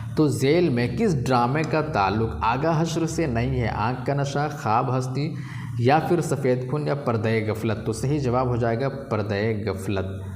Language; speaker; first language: Hindi; non-native, local second language; Urdu